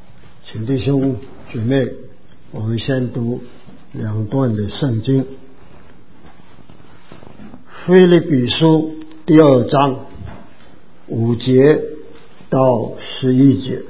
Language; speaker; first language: Chinese; native; Chinese